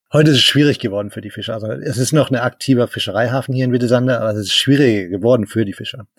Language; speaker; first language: German; native; German